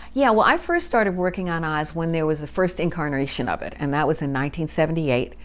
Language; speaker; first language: English; native; English